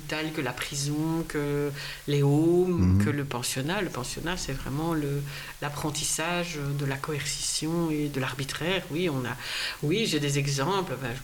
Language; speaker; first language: French; native; French